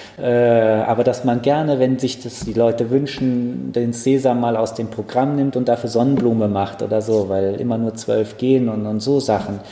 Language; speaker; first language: German; native; German